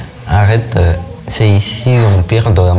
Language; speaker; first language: French; non-native, learner; Spanish